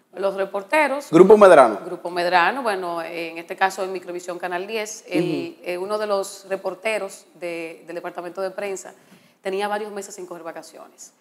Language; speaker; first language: Spanish; native; Spanish